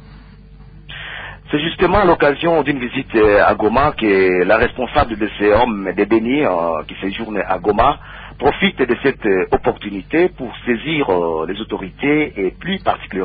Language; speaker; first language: French; non-native, local second language; Swahili